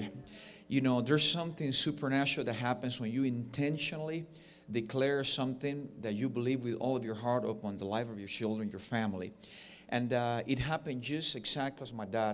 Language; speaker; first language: English; non-native, fluent; Spanish